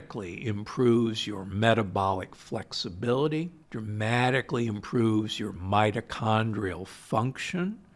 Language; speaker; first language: English; native; English